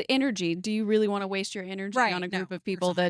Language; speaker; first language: English; native; English